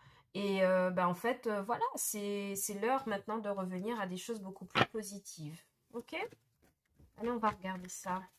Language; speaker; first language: French; native; French